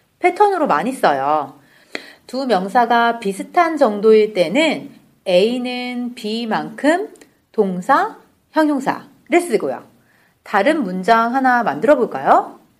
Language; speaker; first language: Korean; native; Korean